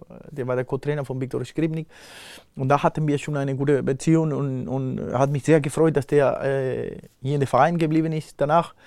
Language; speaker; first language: German; non-native, fluent; Spanish